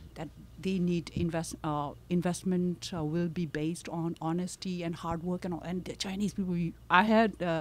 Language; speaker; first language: English; non-native, fluent; Tibetan